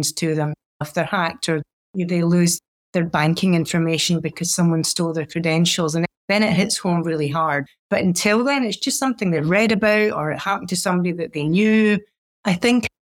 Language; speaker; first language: English; native; English